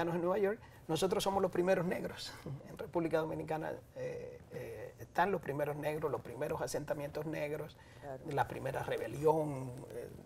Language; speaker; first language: Spanish; native; Spanish